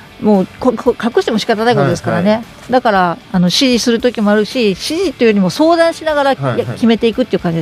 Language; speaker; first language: Japanese; native; Japanese